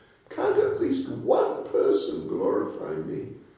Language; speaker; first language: English; native; English